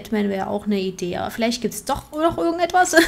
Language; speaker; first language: German; native; German